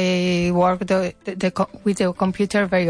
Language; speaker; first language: English; non-native, learner; Spanish